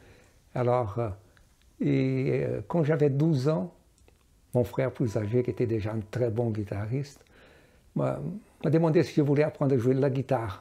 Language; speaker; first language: French; non-native, fluent; Portuguese